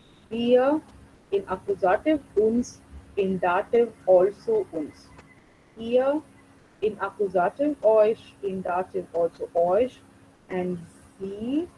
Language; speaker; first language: German; non-native, fluent; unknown